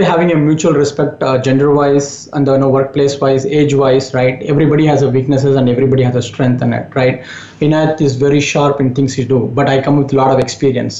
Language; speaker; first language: English; non-native, local second language; Tamil